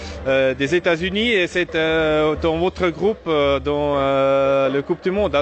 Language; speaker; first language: French; non-native, learner; German